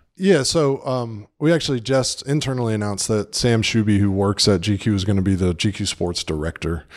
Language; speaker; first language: English; native; English